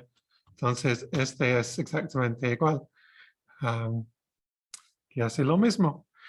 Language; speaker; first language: Spanish; non-native, fluent; English